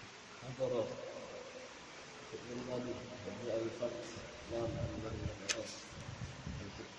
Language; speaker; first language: Arabic; non-native, learner; Indonesian